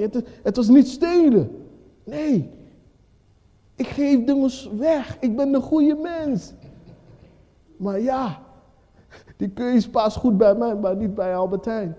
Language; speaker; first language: Dutch; non-native, fluent; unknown